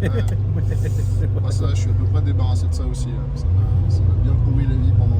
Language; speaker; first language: French; native; French